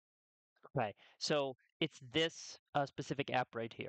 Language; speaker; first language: English; native; English